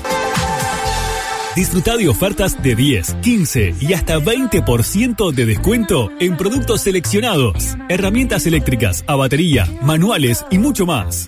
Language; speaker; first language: Spanish; native; Spanish